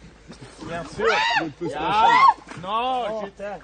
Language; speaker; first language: French; non-native, fluent; German